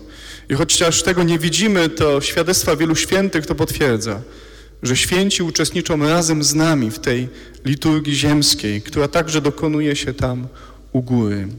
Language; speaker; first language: Polish; native; Polish